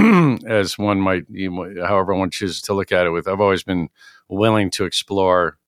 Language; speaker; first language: English; native; English